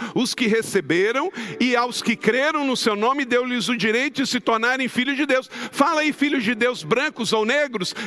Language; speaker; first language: Portuguese; native; Portuguese